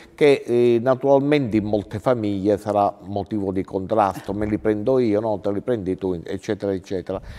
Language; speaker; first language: Italian; native; Italian